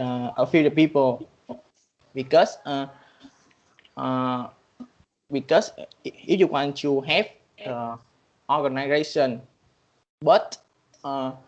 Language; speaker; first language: English; non-native, learner; Vietnamese